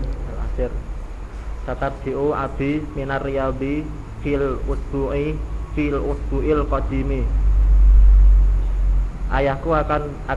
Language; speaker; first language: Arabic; non-native, learner; Indonesian